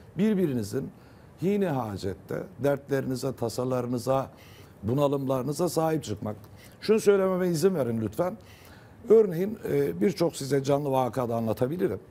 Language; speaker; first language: Turkish; native; Turkish